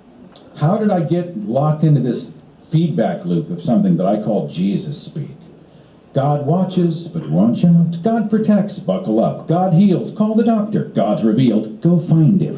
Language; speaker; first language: English; native; English